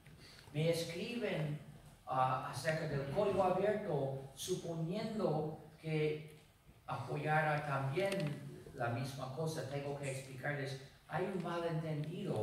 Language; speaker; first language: Spanish; non-native, fluent; English